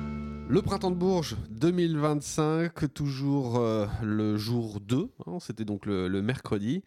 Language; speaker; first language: French; native; French